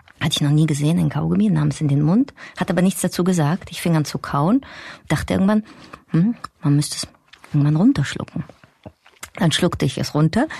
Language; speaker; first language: German; early bilingual, other home language; Russian